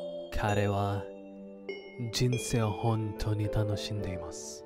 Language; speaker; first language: Japanese; non-native, learner; Indonesian